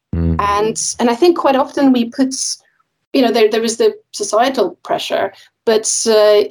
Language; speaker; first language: English; non-native, fluent; Polish